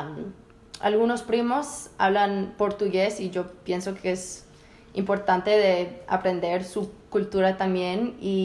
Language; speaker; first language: Spanish; early bilingual, heritage; Spanish